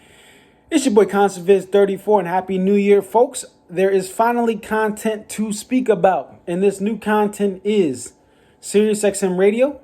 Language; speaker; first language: English; native; English